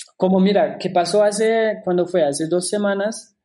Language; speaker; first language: Spanish; non-native, fluent; German